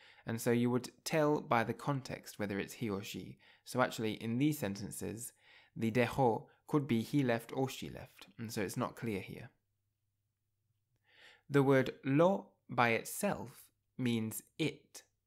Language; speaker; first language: English; native; English